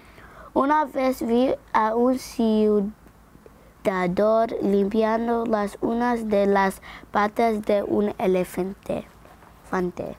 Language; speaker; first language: Spanish; non-native, learner; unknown